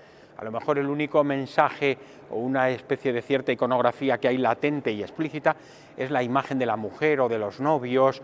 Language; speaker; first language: Spanish; native; Spanish